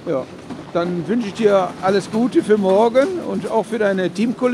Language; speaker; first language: German; native; German